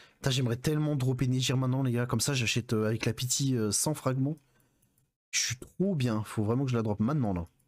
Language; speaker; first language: French; native; French